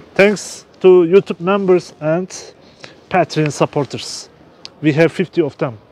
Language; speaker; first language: English; non-native, fluent; Turkish